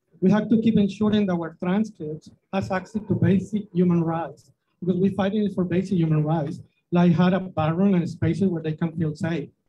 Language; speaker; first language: English; non-native, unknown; Spanish